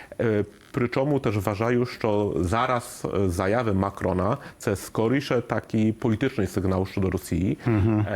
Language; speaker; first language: Polish; non-native, learner; Ukrainian